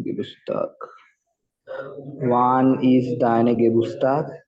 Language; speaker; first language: German; non-native, learner; Malayalam